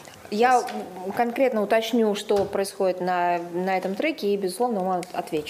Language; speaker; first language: Russian; native; Russian